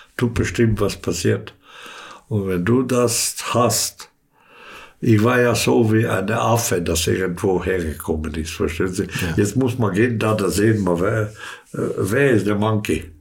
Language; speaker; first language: German; early bilingual, other home language; Slovenian